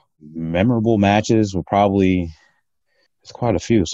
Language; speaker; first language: English; native; English